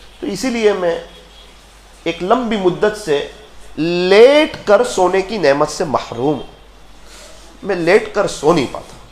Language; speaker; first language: Urdu; non-native, local second language; Gujarati